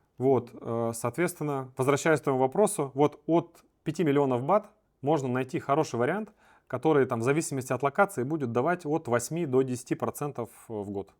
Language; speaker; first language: Russian; native; Russian